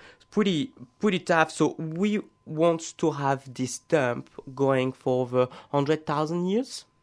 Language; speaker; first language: English; non-native, fluent; French